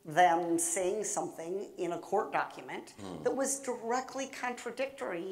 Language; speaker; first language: English; native; English